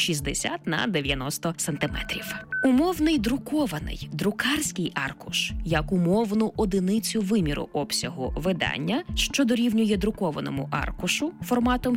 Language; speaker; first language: Ukrainian; native; Ukrainian